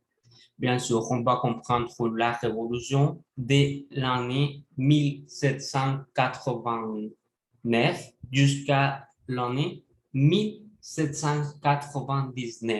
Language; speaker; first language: French; non-native, learner; Spanish